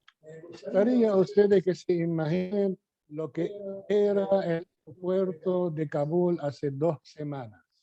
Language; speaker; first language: Spanish; non-native, fluent; Arabic